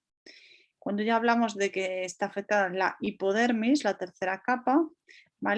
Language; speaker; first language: Spanish; native; Spanish